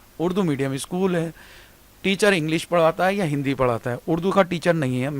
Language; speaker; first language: Hindi; native; Hindi